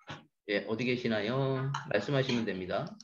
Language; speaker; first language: Korean; native; Korean